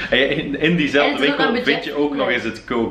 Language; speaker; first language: Dutch; native; Dutch